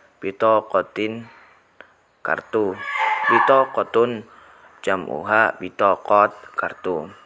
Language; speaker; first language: Indonesian; native; Indonesian